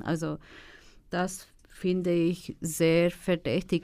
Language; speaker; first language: German; non-native, fluent; Turkish